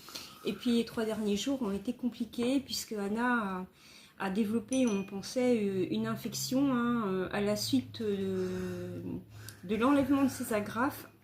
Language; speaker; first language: French; native; French